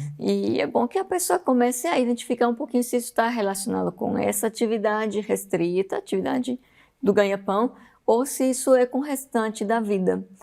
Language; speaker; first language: Portuguese; non-native, fluent; Spanish